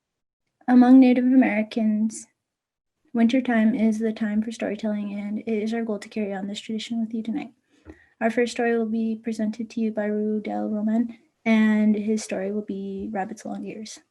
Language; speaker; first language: English; native; English